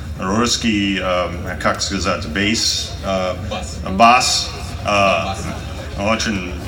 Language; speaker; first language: Russian; non-native, learner; English